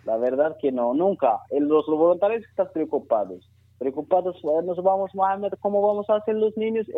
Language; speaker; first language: Spanish; non-native, learner; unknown